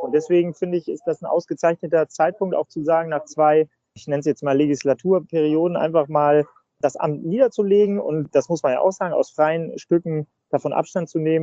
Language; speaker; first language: German; native; German